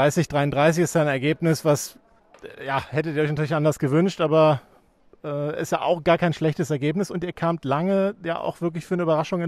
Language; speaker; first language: German; native; German